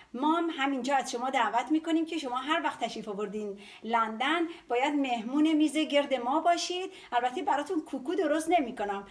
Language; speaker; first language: Persian; native; Persian